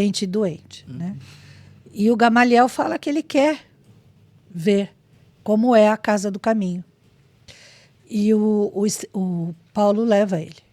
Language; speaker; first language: Portuguese; native; Portuguese